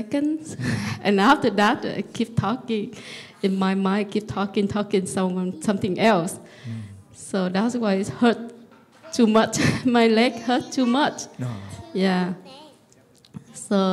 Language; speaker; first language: English; non-native, learner; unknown